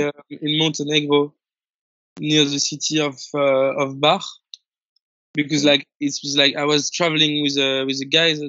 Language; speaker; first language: English; non-native, fluent; French